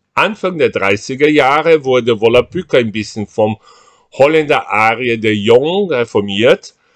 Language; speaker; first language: German; non-native, fluent; Portuguese